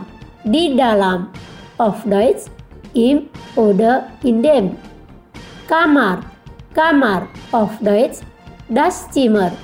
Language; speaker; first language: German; non-native, fluent; Indonesian